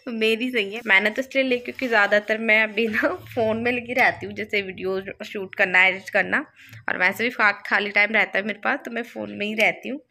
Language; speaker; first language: Hindi; native; Hindi